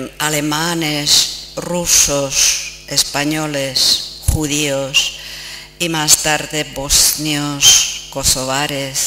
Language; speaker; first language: Spanish; non-native, fluent; Czech